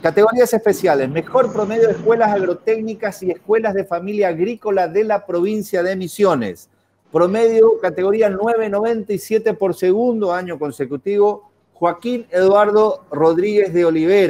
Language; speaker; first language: Spanish; native; Spanish